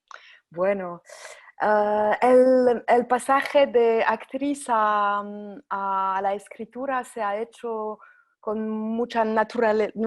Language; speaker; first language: Spanish; non-native, fluent; French